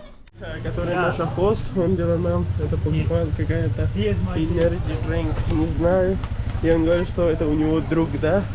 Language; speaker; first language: Russian; non-native, learner; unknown